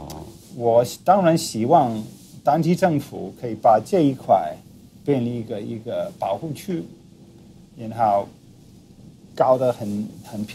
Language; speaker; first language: Chinese; non-native, fluent; English